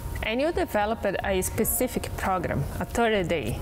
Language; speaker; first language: English; non-native, fluent; Portuguese